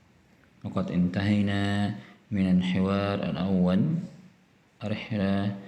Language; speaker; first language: Arabic; non-native, fluent; Indonesian